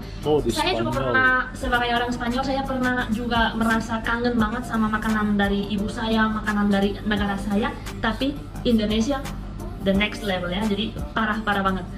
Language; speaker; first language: Indonesian; non-native, fluent; Spanish